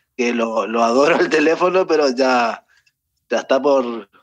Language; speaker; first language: Spanish; native; Spanish